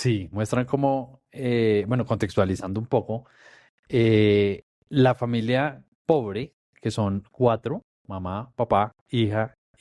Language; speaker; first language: Spanish; native; Spanish